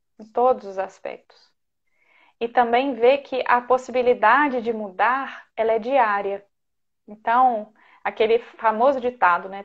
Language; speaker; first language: Portuguese; native; Portuguese